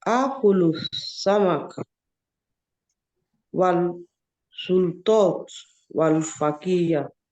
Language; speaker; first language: Arabic; non-native, learner; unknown